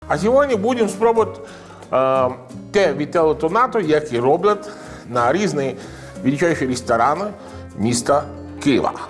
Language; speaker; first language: Ukrainian; non-native, learner; Italian